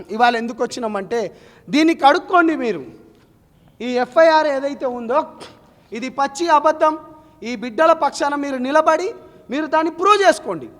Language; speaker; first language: Telugu; non-native, local second language; Lambadi